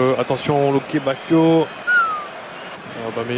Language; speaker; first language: French; native; French